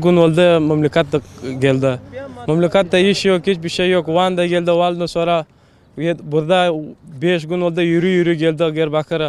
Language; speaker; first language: Turkish; non-native, learner; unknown